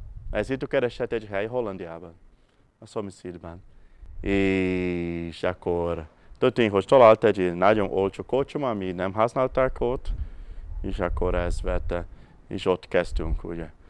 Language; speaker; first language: Hungarian; non-native, fluent; Portuguese